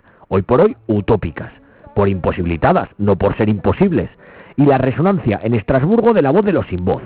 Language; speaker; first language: Spanish; native; Spanish